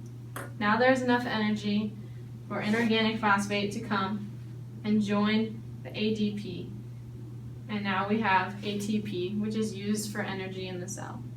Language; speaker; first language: English; native; English